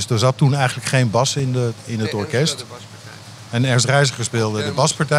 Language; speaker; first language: Dutch; native; Dutch